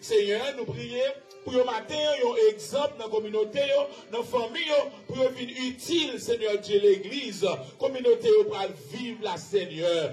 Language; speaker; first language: French; non-native, local second language; Haitian Creole